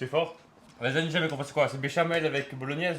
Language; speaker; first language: French; native; French